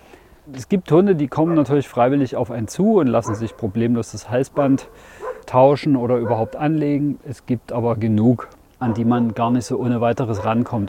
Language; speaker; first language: German; native; German